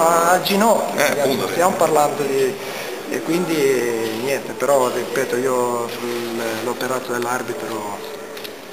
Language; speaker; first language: Italian; native; Italian